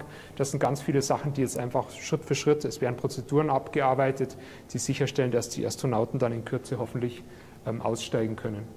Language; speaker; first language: German; native; German